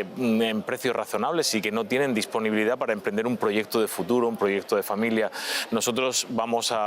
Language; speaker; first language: Spanish; native; Spanish